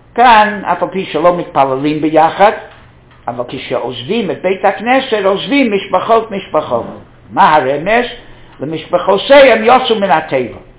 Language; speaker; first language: Hebrew; non-native, fluent; English